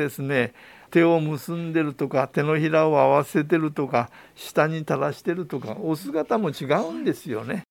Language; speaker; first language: Japanese; native; Japanese